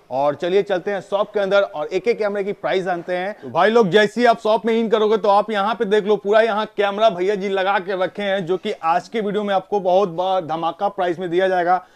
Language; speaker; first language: Hindi; native; Hindi